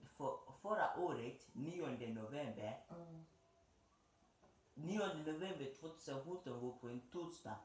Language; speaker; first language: Swedish; early bilingual, other home language; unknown